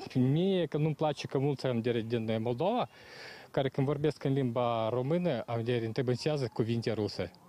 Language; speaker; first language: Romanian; non-native, local second language; Russian